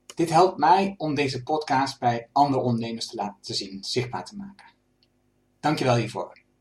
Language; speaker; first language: Dutch; native; Dutch